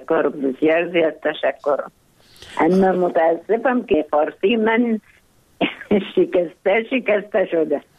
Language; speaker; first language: Persian; non-native, learner; Arabic